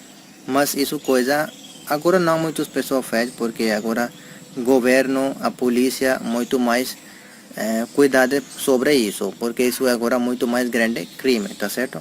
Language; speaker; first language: Portuguese; non-native, learner; Hindi